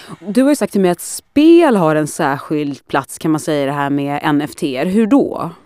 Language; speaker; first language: Swedish; native; Swedish